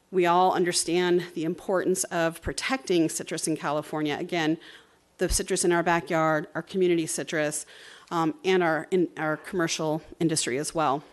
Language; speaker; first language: English; native; English